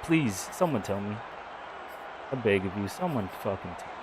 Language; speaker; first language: English; native; English